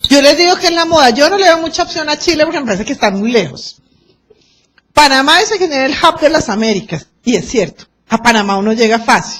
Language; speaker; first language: Spanish; native; Spanish